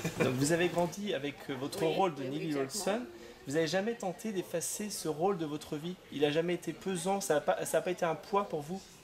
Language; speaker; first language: French; native; French